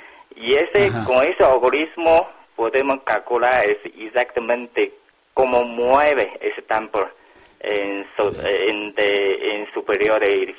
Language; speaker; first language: Spanish; non-native, learner; Chinese